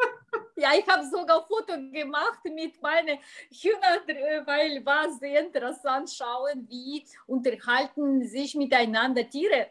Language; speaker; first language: German; non-native, learner; Russian